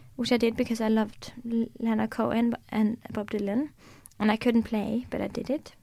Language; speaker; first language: English; non-native, fluent; Norwegian